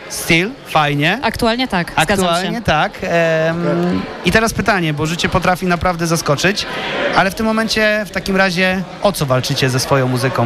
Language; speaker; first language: Polish; native; Polish